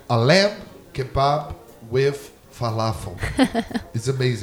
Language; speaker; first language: English; non-native, learner; Portuguese